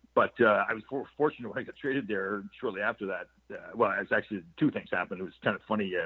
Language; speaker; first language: English; native; English